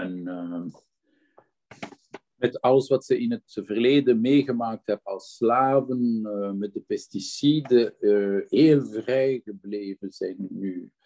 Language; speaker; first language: Dutch; non-native, local second language; French